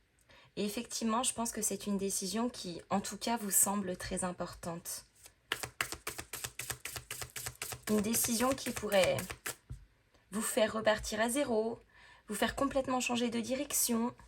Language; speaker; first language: French; native; French